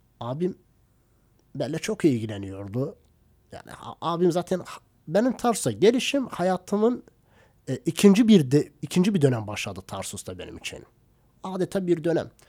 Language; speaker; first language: Turkish; non-native, local second language; Kurdish